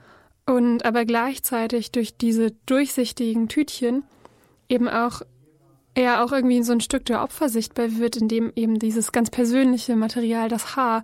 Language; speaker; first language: German; native; German